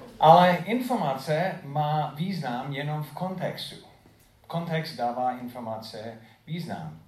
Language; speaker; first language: Czech; non-native, fluent; English